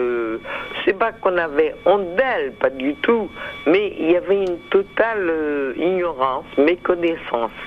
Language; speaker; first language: French; native; French